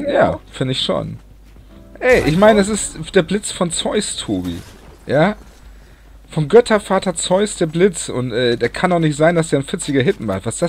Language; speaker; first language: German; native; German